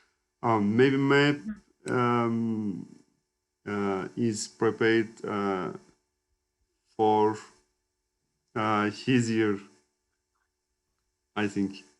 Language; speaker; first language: English; non-native, learner; Turkish